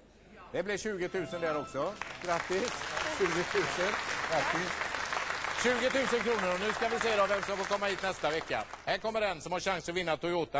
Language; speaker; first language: Swedish; native; Swedish